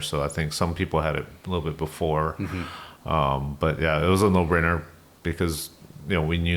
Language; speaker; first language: English; native; English